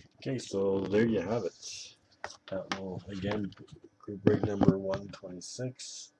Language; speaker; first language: English; native; English